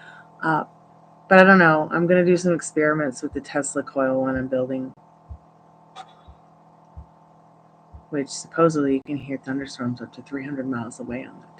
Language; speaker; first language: English; native; English